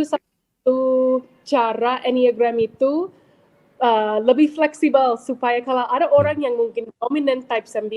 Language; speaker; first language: Indonesian; non-native, fluent; English